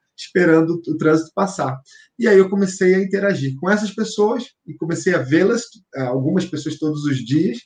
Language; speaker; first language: Portuguese; native; Portuguese